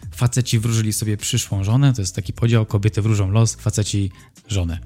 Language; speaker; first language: Polish; native; Polish